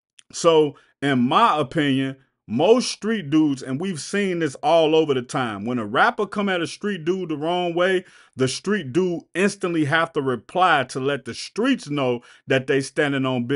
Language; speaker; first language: English; native; English